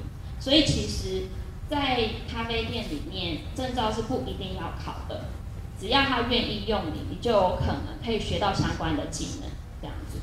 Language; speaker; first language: Chinese; native; Chinese